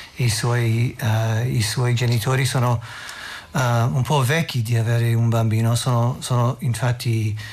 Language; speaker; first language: Italian; non-native, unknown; English